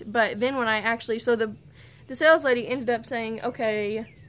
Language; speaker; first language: English; native; English